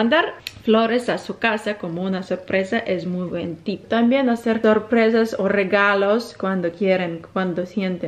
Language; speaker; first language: Spanish; non-native, fluent; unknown